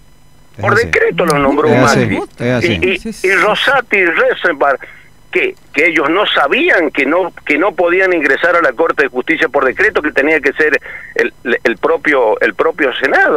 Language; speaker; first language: Spanish; native; Spanish